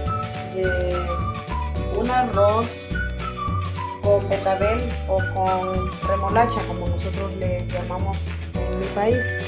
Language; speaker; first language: Spanish; native; Spanish